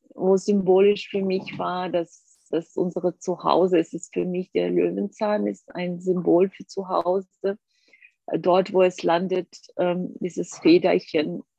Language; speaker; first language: German; non-native, fluent; Georgian